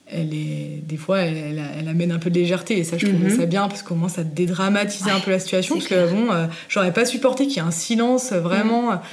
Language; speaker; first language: French; native; French